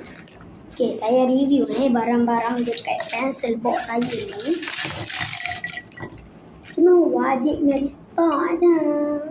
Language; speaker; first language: Malay; native; Malay